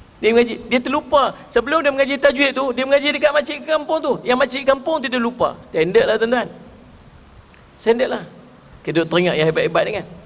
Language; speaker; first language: Malay; native; Malay